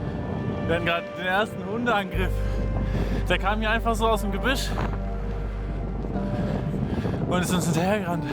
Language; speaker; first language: German; native; German